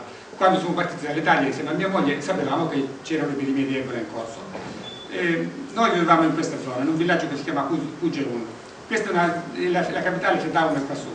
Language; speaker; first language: Italian; native; Italian